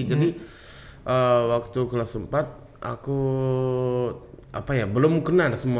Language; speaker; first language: Indonesian; non-native, learner; Japanese